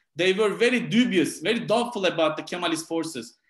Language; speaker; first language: English; non-native, fluent; Turkish